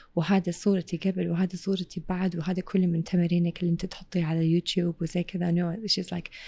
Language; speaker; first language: Arabic; non-native, local second language; English